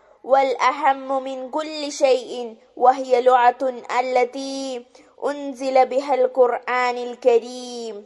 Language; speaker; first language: Arabic; non-native, learner; Malayalam